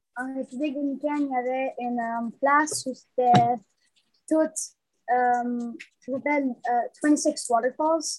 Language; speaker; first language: French; native; French